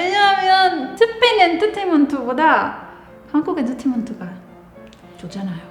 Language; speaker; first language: Korean; non-native, learner; Spanish